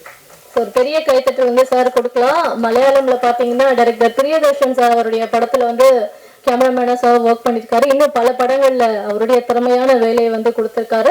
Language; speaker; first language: Tamil; native; Tamil